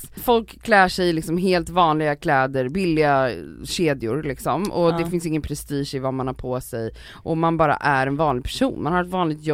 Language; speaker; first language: Swedish; native; Swedish